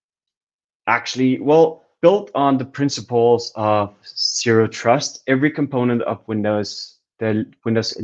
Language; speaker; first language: English; non-native, fluent; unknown